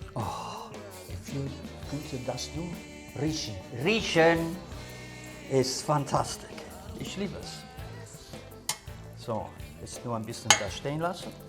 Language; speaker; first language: German; early bilingual, other home language; Italian